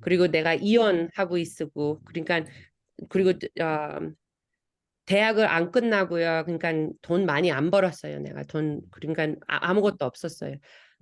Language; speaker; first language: Korean; early bilingual, heritage; Korean